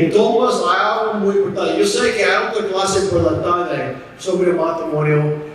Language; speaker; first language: Spanish; non-native, fluent; English